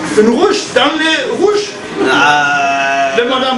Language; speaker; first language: French; non-native, learner; Turkish